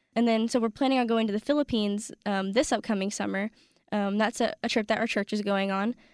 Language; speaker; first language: English; native; English